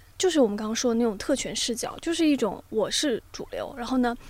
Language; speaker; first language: Chinese; native; Chinese